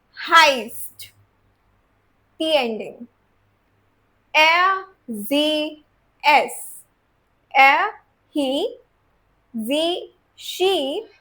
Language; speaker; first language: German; non-native, fluent; Hindi